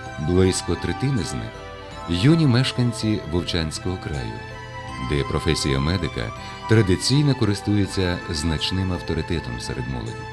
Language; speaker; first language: Ukrainian; native; Ukrainian